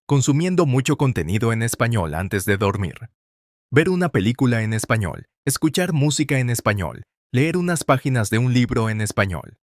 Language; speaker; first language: Spanish; non-native, fluent; English